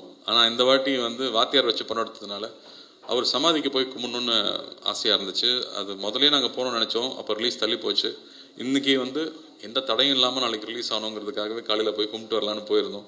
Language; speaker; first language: Tamil; native; Tamil